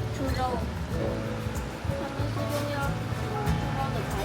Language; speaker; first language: Chinese; non-native, fluent; Vietnamese